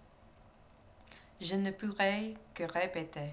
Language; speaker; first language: French; non-native, learner; English